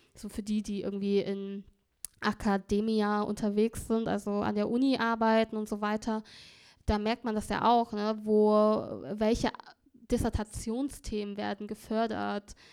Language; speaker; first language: German; early bilingual, other home language; Vietnamese